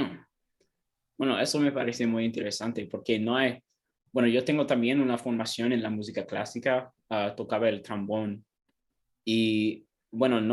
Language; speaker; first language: Spanish; non-native, learner; English